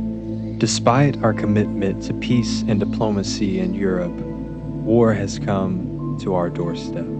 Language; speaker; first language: English; native; English